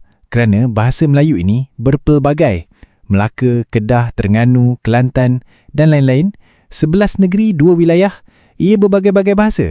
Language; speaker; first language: Malay; native; Malay